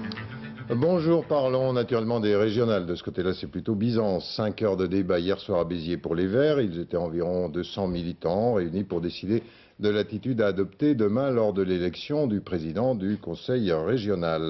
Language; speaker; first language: French; native; French